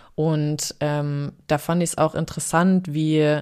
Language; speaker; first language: German; native; German